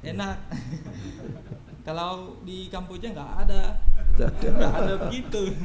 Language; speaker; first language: Indonesian; non-native, learner; Khmer